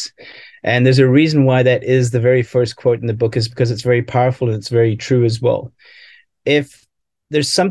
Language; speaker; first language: English; native; English